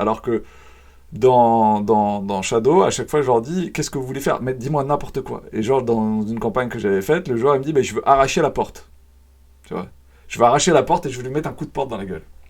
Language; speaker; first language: French; native; French